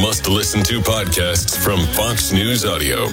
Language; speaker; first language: English; native; English